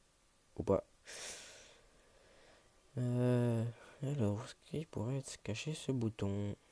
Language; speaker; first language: French; native; French